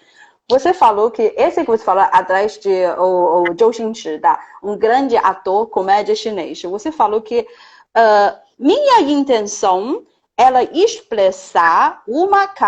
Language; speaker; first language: Portuguese; non-native, fluent; Chinese